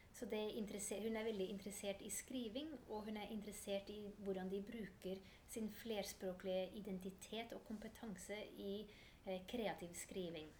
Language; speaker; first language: Norwegian; non-native, fluent; Dutch